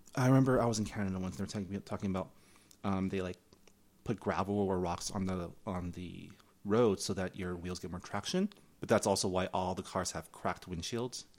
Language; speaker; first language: English; early bilingual, other home language; Chinese